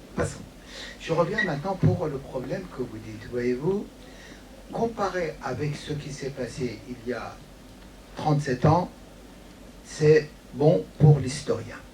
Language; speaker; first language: French; non-native, fluent; Persian